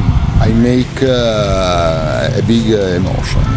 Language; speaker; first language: English; non-native, learner; Italian